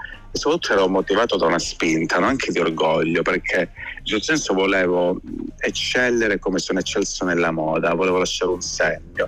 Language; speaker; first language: Italian; native; Italian